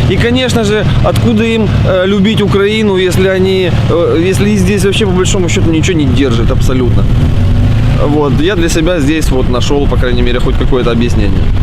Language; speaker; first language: Russian; native; Russian